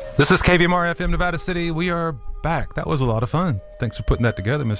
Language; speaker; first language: English; native; English